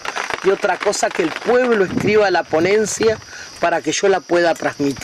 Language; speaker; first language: Spanish; native; Spanish